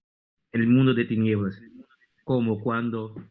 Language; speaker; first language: Spanish; non-native, fluent; Portuguese